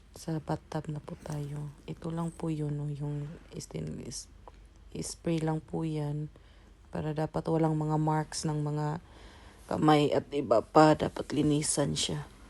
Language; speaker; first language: Filipino; non-native, local second language; Cebuano